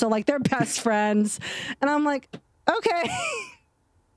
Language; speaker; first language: English; native; English